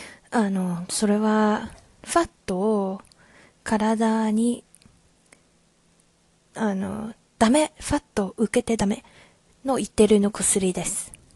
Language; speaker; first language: Japanese; non-native, learner; Chinese